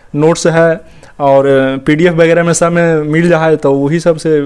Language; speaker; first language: Hindi; native; Hindi